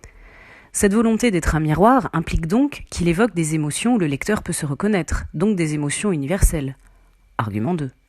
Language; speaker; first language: French; native; French